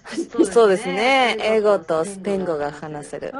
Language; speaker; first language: Japanese; non-native, learner; Spanish